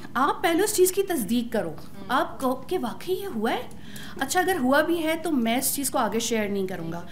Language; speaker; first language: Urdu; native; Urdu